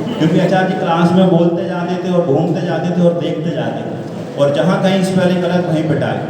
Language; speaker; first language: Hindi; native; Hindi